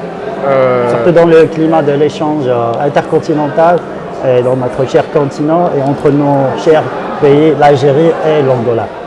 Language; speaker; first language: French; non-native, local second language; Arabic